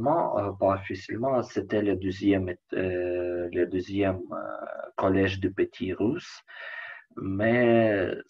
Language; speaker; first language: French; non-native, learner; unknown